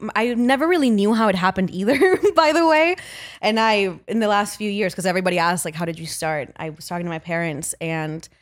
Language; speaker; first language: English; early bilingual, other home language; Spanish